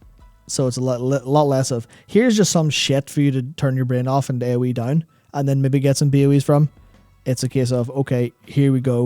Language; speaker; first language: English; native; English